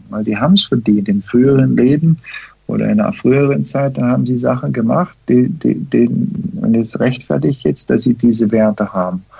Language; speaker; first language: German; early bilingual, heritage; German